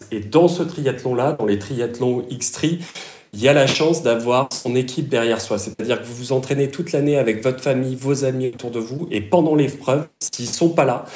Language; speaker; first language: French; native; French